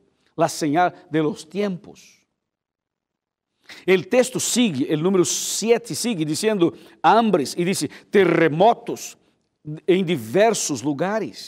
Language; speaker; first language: Spanish; non-native, fluent; Portuguese